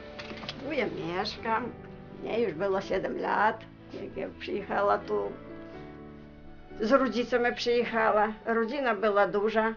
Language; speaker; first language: Ukrainian; native; Ukrainian